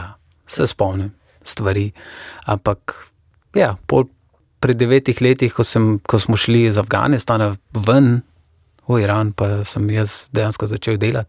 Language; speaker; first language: Slovenian; non-native, fluent; Persian